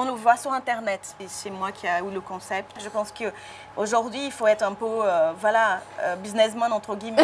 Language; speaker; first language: French; non-native, fluent; Portuguese